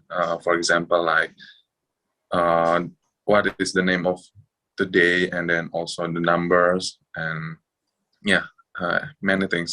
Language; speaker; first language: English; non-native, fluent; Indonesian